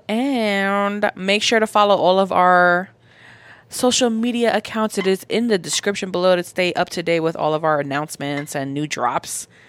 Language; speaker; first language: English; native; English